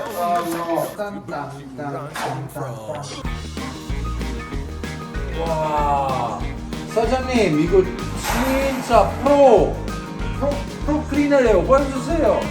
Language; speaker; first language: Korean; non-native, learner; Italian